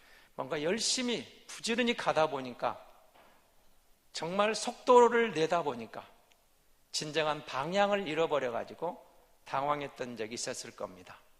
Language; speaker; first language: Korean; native; Korean